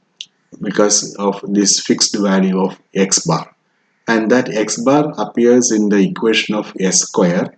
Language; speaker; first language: English; non-native, local second language; Malayalam